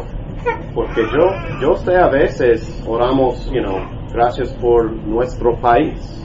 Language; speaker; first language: Spanish; non-native, learner; English